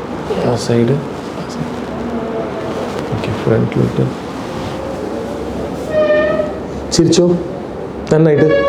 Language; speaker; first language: Malayalam; non-native, local second language; Tamil